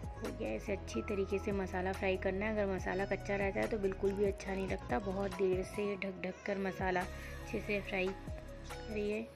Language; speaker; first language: Hindi; non-native, local second language; Bangla